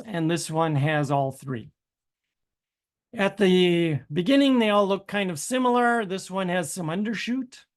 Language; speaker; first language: English; native; English